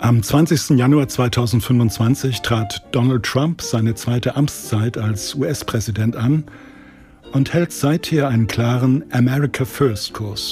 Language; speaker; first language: German; native; German